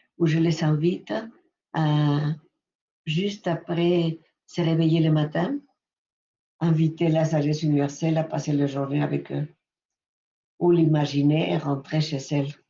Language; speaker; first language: French; non-native, fluent; Spanish